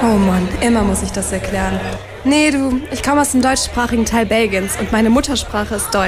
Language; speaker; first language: German; native; German